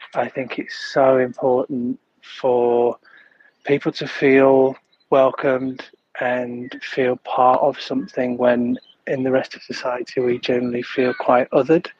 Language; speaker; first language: English; native; English